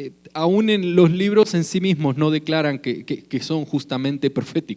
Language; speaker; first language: Spanish; native; Spanish